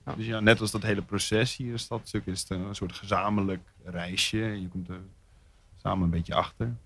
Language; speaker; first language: Dutch; native; Dutch